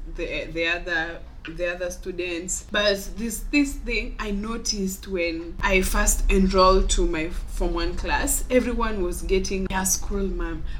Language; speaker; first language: English; non-native, local second language; Luo (Kenya and Tanzania)